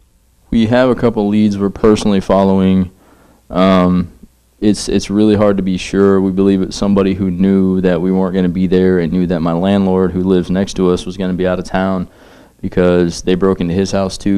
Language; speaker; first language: English; native; English